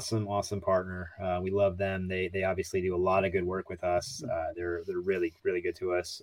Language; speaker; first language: English; native; English